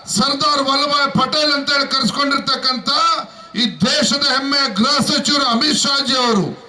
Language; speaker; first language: Kannada; native; Kannada